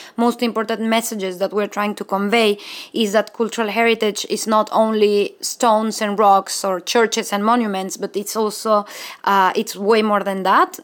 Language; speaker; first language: English; non-native, fluent; Spanish